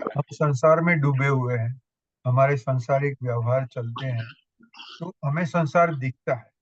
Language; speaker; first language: Hindi; non-native, local second language; Gujarati